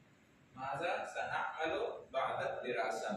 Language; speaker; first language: Arabic; non-native, fluent; Urdu